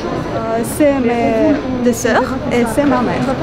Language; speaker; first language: French; non-native, learner; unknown